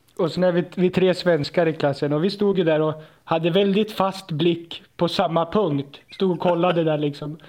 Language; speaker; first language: Swedish; native; Swedish